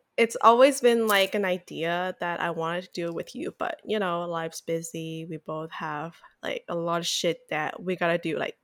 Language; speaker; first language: English; non-native, local second language; Cantonese